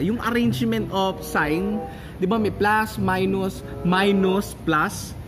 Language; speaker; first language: English; non-native, local second language; Filipino